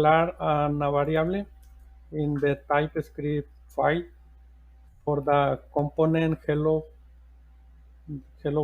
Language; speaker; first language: English; non-native, learner; Spanish